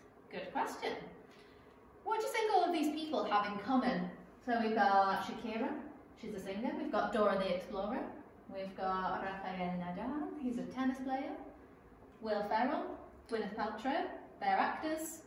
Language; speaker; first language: English; native; English